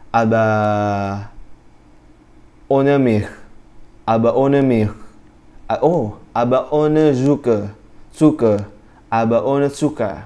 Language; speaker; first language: German; non-native, learner; Indonesian